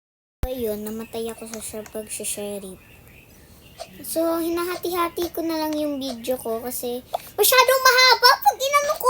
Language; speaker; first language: Filipino; early bilingual, heritage; Filipino